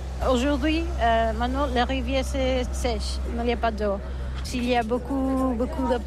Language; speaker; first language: French; non-native, learner; Catalan